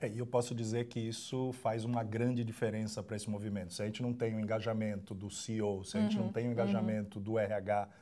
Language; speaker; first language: Portuguese; native; Portuguese